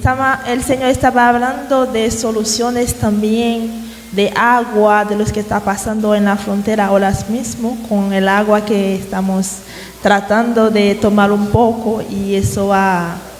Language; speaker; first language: Spanish; non-native, fluent; Haitian Creole